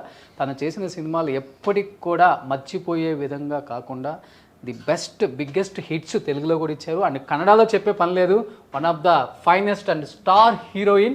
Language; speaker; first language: Telugu; native; Telugu